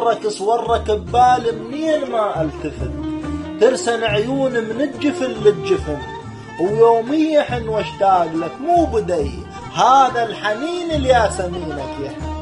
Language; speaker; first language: Arabic; native; Arabic